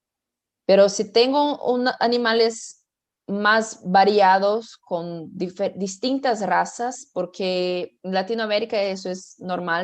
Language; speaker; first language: Spanish; non-native, fluent; Portuguese